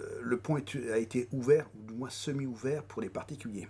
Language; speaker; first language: French; native; French